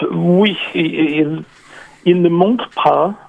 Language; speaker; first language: French; non-native, fluent; English